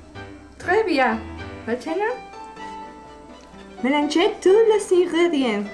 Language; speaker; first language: French; non-native, learner; Spanish